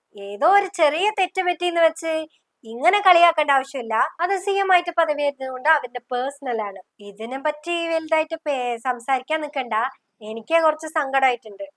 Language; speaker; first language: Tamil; non-native, local second language; Malayalam